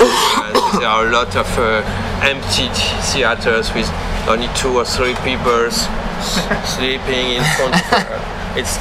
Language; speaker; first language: English; non-native, learner; French